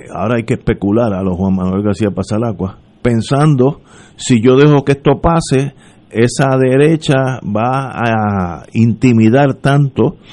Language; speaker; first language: Spanish; early bilingual, heritage; Spanish